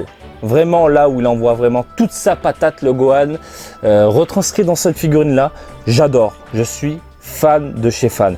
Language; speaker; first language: French; native; French